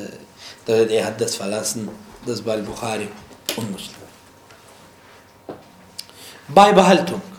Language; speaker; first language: German; non-native, fluent; Arabic